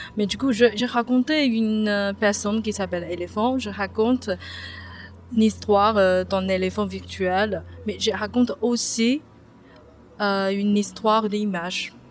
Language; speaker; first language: French; non-native, fluent; Chinese